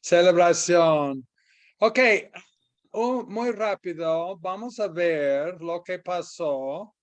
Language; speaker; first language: Spanish; non-native, fluent; English